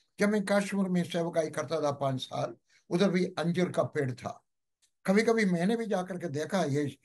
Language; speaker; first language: Hindi; non-native, local second language; Malayalam